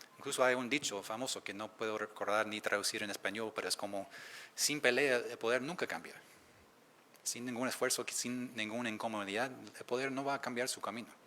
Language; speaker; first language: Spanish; non-native, fluent; English